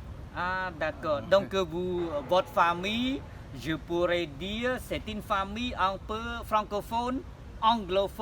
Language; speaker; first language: French; non-native, fluent; Khmer